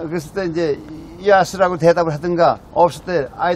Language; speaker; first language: Korean; native; Korean